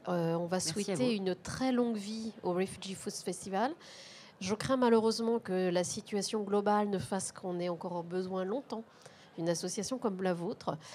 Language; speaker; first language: French; native; French